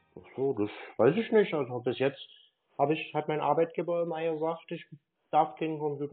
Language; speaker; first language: German; native; German